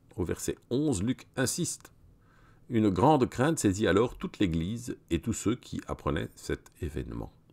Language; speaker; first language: French; native; French